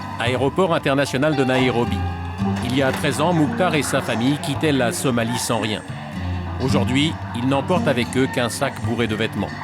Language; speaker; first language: French; native; French